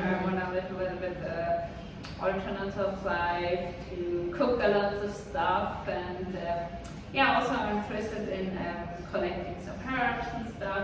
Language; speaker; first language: English; non-native, fluent; Swiss German